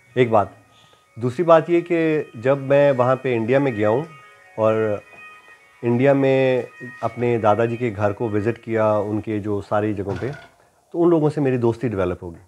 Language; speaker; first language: Urdu; non-native, local second language; Punjabi